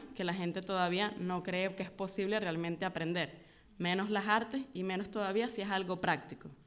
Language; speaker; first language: Spanish; native; Spanish